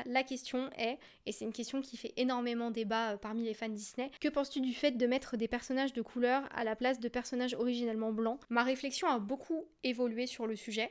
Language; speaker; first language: French; native; French